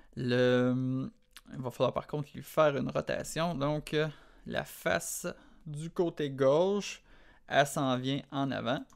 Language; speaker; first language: French; native; French